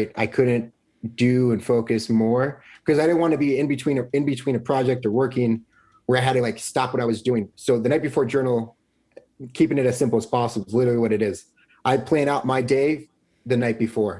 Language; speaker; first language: English; native; English